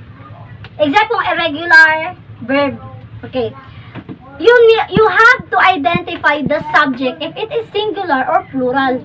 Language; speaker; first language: English; non-native, local second language; Cebuano